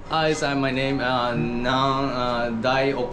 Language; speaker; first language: English; non-native, learner; Japanese